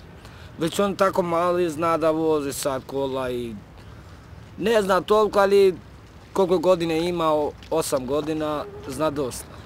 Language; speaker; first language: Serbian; non-native, local second language; Romany